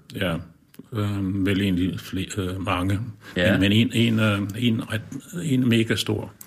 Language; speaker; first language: Danish; native; Danish